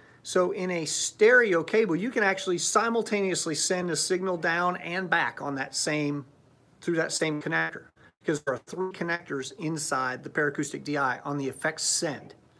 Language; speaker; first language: English; native; English